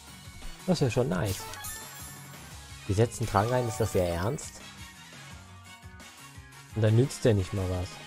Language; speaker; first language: German; native; German